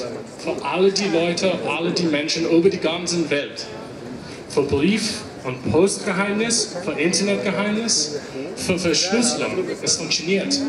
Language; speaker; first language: German; non-native, learner; English